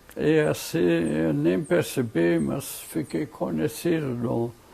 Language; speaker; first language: Portuguese; non-native, fluent; German